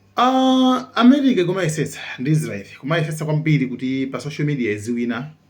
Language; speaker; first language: Nyanja; native; Nyanja